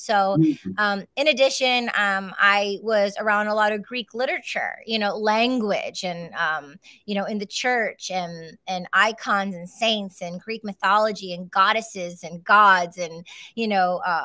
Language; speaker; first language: English; native; English